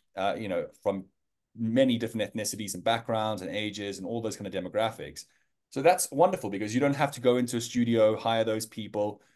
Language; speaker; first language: English; native; English